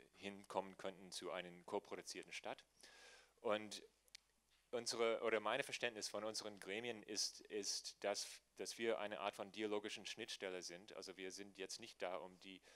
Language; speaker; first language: German; non-native, fluent; English